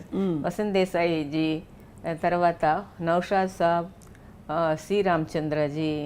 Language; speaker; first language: Telugu; non-native, fluent; Tamil